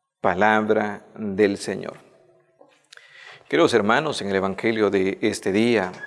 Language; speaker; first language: Spanish; native; Spanish